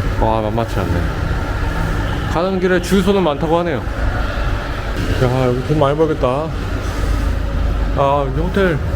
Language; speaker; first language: Korean; native; Korean